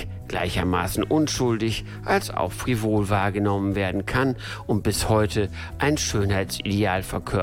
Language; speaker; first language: German; native; German